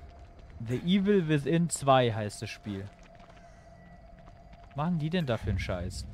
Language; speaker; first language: German; native; German